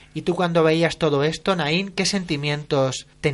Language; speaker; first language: Spanish; native; Spanish